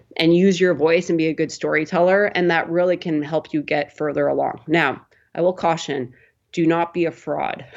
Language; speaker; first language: English; native; English